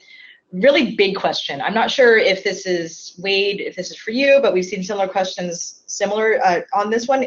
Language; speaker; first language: English; native; English